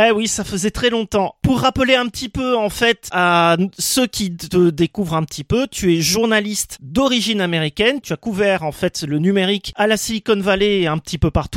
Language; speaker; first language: French; native; French